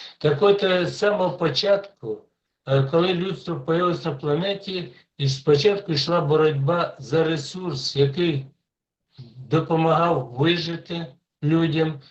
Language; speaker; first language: Ukrainian; native; Ukrainian